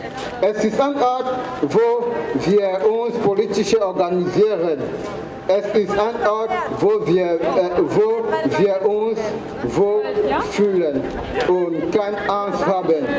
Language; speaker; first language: German; non-native, fluent; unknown